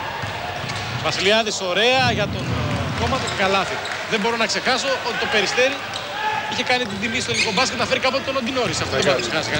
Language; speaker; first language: Greek; native; Greek